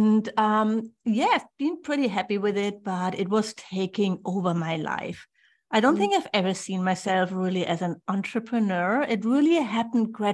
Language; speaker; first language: English; non-native, fluent; German